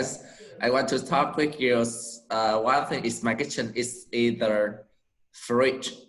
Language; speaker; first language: English; non-native, learner; Vietnamese